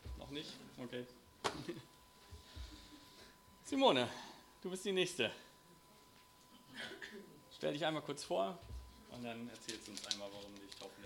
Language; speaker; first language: German; native; German